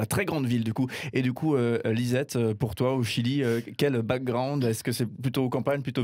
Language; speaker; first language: French; native; French